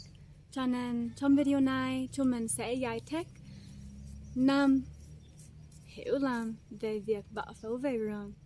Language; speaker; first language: Vietnamese; non-native, fluent; English